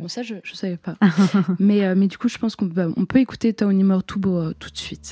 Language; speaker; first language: French; early bilingual, other home language; Arabic